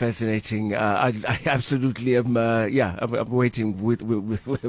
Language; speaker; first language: English; non-native, local second language; Zulu